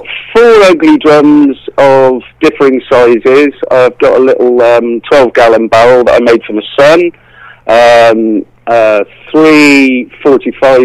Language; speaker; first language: English; native; English